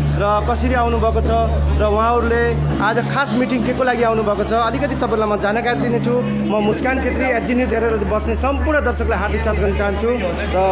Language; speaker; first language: Nepali; native; Nepali